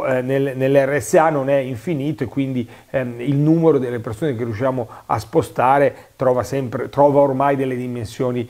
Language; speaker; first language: Italian; native; Italian